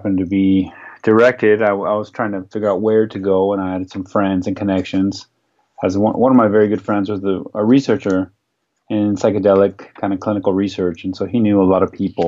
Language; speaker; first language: English; native; English